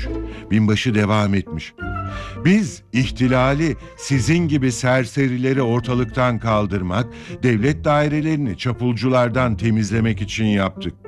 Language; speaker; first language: Turkish; native; Turkish